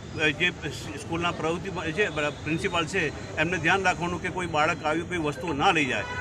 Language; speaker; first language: Gujarati; non-native, local second language; Sindhi